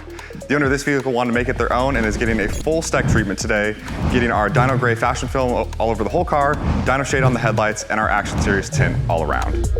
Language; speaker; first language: English; native; English